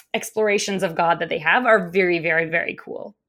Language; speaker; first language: English; early bilingual, other home language; Russian